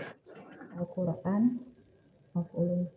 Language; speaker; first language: Arabic; non-native, learner; Indonesian